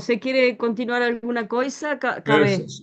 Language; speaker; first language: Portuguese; non-native, learner; Spanish